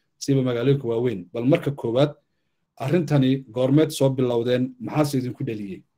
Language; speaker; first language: Somali; native; Somali